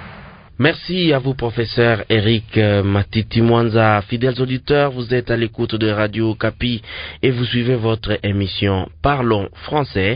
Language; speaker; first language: French; non-native, local second language; Swahili